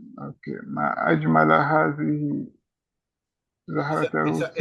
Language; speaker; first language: Arabic; non-native, learner; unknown